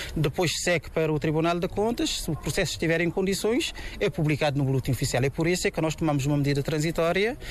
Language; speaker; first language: Portuguese; non-native, local second language; Kabuverdianu